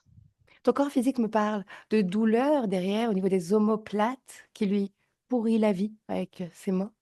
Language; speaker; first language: French; native; French